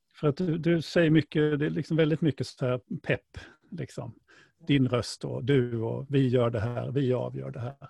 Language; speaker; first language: Swedish; native; Swedish